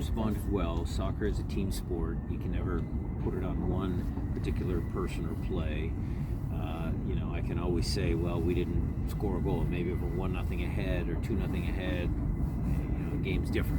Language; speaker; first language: English; native; English